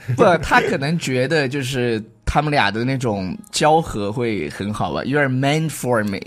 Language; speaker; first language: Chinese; native; Chinese